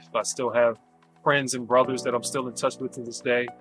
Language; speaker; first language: English; native; English